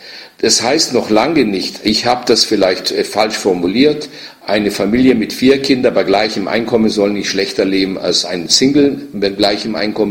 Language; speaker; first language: German; native; German